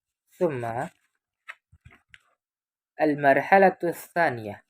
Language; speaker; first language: Arabic; non-native, fluent; Indonesian